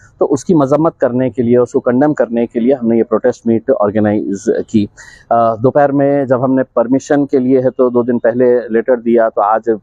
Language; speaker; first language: Urdu; native; Urdu